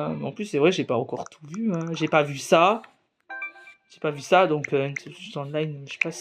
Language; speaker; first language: French; native; French